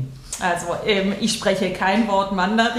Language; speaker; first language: German; native; German